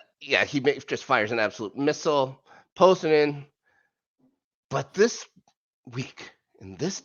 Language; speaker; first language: English; native; English